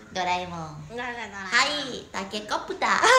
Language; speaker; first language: Japanese; non-native, learner; Thai